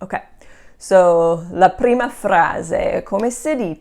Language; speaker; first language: Italian; non-native, fluent; English